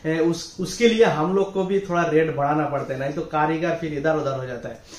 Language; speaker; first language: Hindi; non-native, local second language; Bangla